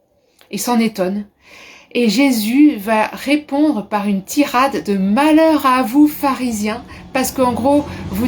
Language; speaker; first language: French; native; French